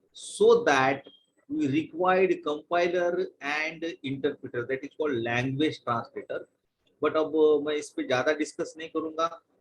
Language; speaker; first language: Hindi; non-native, local second language; Marathi